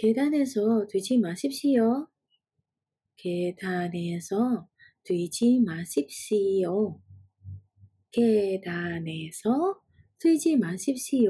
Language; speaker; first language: Korean; non-native, fluent; Indonesian